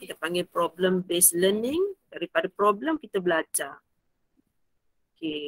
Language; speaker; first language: English; non-native, local second language; Malay